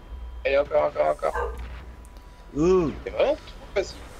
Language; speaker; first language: French; native; French